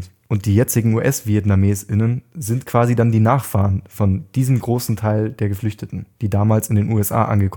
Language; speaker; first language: German; native; German